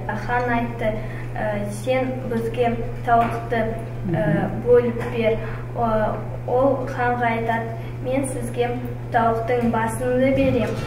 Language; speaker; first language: Kazakh; non-native, local second language; Russian